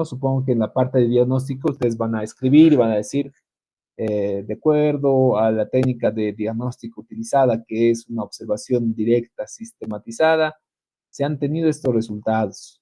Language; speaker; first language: Spanish; native; Spanish